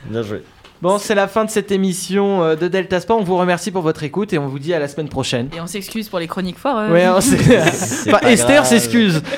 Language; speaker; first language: French; native; French